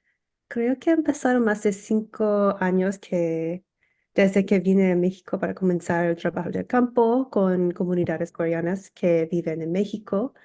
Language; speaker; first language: Spanish; early bilingual, heritage; English